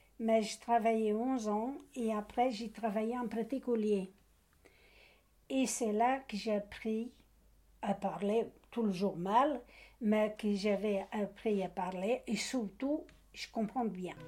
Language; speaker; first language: French; non-native, learner; Portuguese